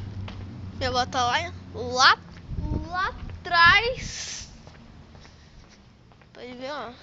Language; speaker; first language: Portuguese; native; Portuguese